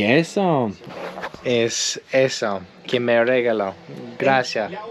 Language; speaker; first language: Spanish; non-native, learner; English